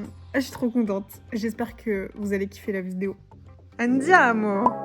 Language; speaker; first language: French; native; French